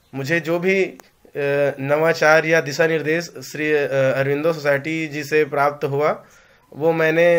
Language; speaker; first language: Hindi; native; Hindi